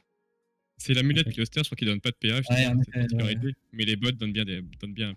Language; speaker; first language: French; native; French